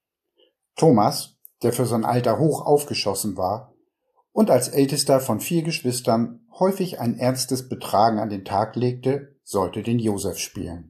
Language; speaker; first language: German; native; German